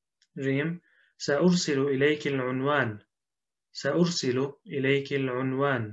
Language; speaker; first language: Arabic; non-native, fluent; Turkish